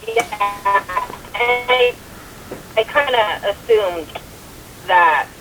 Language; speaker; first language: English; native; English